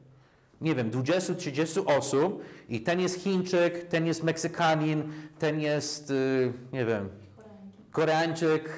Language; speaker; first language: Polish; non-native, fluent; English